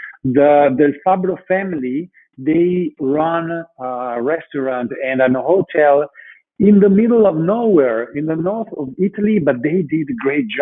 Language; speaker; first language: English; non-native, fluent; Italian